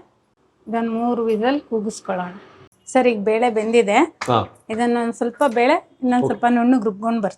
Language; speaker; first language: Kannada; native; Kannada